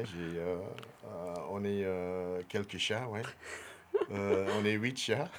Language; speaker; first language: French; non-native, local second language; Dutch